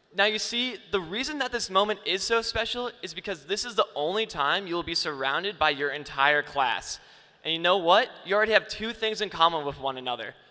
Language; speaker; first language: English; native; English